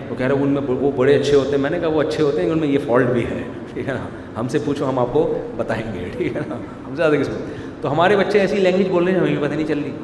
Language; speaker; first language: Urdu; native; Urdu